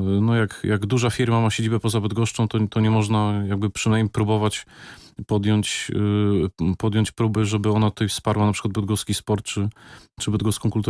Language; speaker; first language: Polish; native; Polish